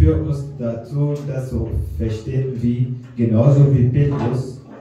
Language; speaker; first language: German; non-native, learner; French